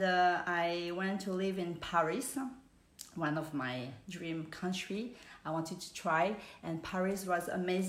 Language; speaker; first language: English; non-native, fluent; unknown